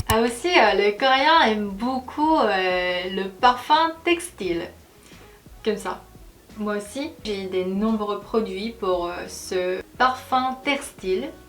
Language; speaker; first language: French; non-native, fluent; Korean